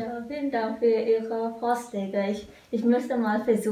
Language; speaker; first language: German; non-native, fluent; Vietnamese